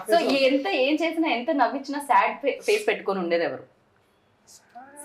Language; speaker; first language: Telugu; native; Telugu